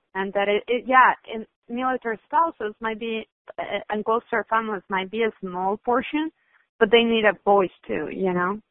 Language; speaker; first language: English; non-native, fluent; Spanish